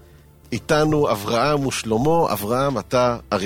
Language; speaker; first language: Hebrew; native; Hebrew